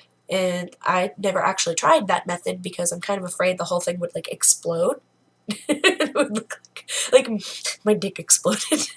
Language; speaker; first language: English; native; English